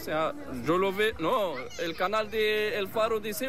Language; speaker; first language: Spanish; non-native, learner; Arabic